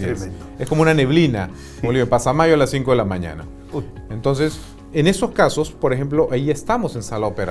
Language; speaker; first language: Spanish; native; Spanish